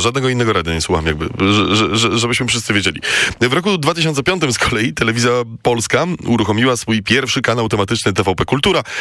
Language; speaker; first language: Polish; native; Polish